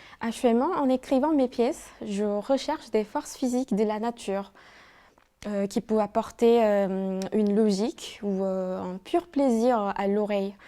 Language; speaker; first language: French; non-native, fluent; Korean